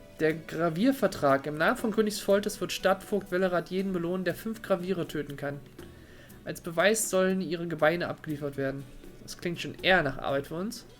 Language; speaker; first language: German; native; German